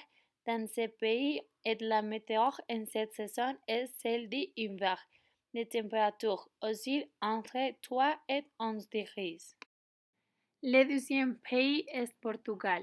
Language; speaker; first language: French; non-native, learner; Spanish